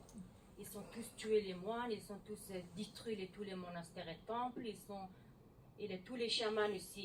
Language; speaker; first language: French; non-native, learner; Mongolian